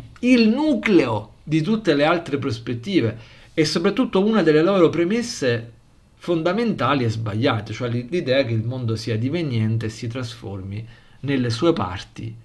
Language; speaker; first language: Italian; native; Italian